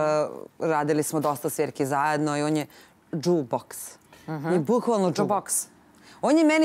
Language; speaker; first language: Serbian; native; Serbian